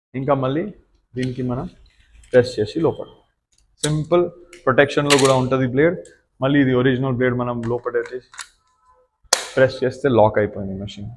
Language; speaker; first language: Telugu; non-native, learner; Gujarati